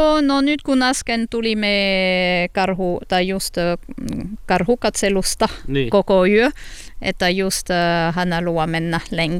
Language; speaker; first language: Finnish; non-native, learner; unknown